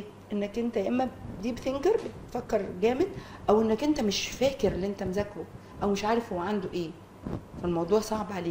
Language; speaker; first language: Arabic; native; Arabic